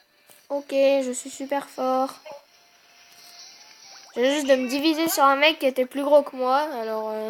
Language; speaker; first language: French; native; French